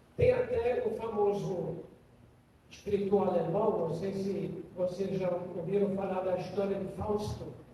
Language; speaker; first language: Portuguese; non-native, fluent; German